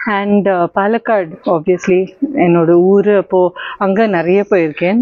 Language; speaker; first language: Tamil; early bilingual, heritage; Tamil